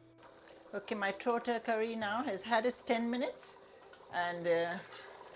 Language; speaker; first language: English; native; English